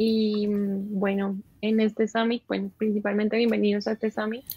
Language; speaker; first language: Spanish; native; Spanish